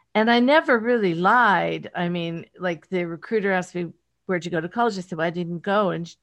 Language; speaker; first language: English; native; English